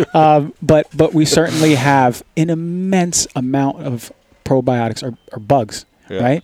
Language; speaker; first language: English; native; English